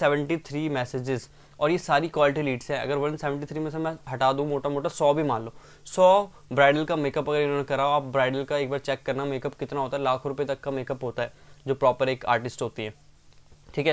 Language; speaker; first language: Hindi; native; Hindi